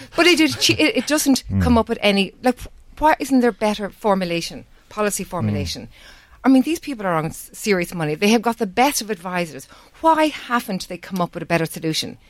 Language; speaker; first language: English; native; English